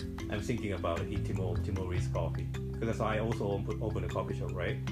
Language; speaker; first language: English; non-native, fluent; Japanese